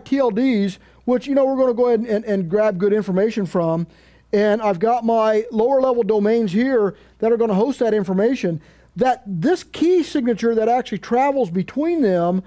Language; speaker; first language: English; native; English